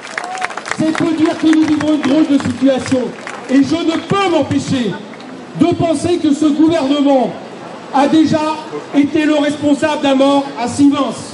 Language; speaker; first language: French; native; French